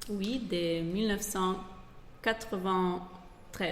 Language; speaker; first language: French; non-native, fluent; Italian